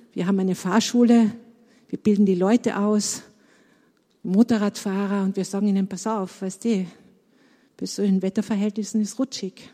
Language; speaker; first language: German; native; German